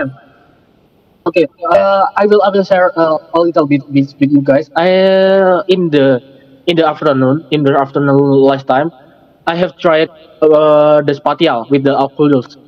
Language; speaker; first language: English; non-native, learner; Indonesian